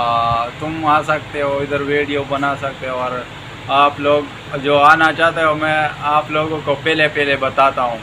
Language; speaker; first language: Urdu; non-native, local second language; Pashto